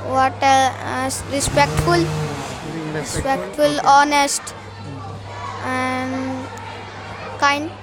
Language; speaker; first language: English; non-native, learner; Hindi